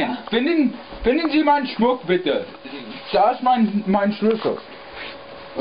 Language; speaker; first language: German; non-native, learner; English